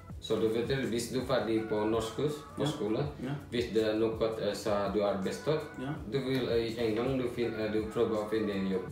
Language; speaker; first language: Norwegian; non-native, learner; Indonesian